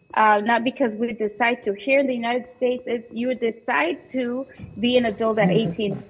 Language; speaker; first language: English; early bilingual, other home language; Spanish